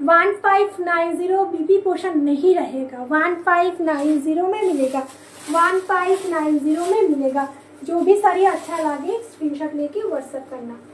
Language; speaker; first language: Hindi; non-native, local second language; Bangla